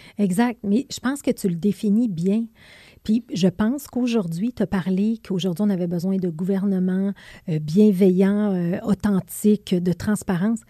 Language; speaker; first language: French; native; French